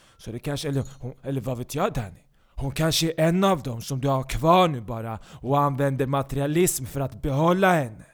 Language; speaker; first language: Swedish; early bilingual, other home language; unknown